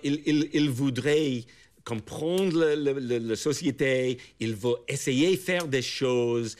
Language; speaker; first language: French; non-native, fluent; English